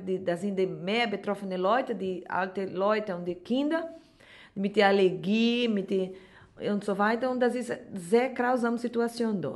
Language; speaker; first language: German; non-native, learner; Portuguese